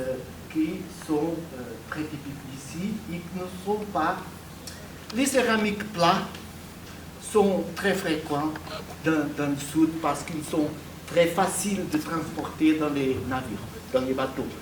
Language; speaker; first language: French; non-native, fluent; Portuguese